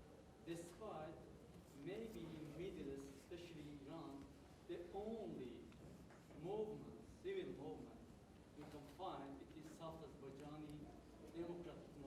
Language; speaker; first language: English; non-native, learner; Azerbaijani